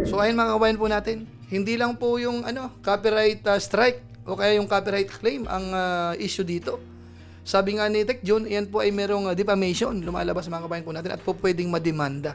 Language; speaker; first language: Filipino; native; Filipino